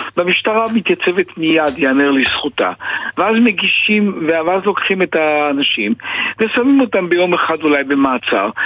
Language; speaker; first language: Hebrew; native; Hebrew